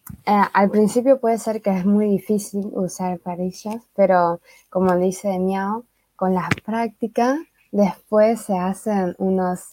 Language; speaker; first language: Spanish; early bilingual, other home language; Chinese